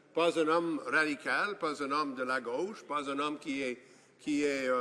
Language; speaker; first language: French; non-native, local second language; English